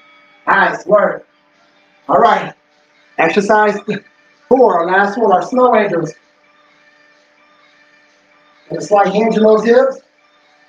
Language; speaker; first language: English; native; English